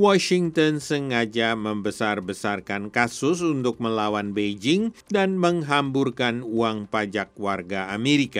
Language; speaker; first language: Indonesian; native; Indonesian